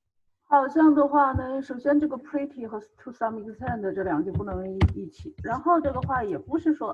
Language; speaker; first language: Chinese; native; Chinese